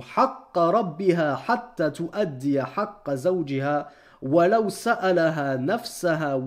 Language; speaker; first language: Arabic; non-native, fluent; French